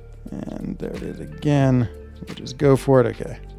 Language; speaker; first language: English; native; English